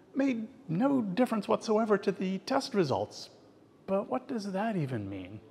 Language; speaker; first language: English; native; English